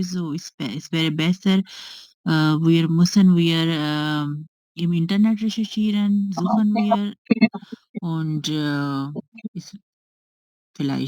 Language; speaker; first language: German; non-native, learner; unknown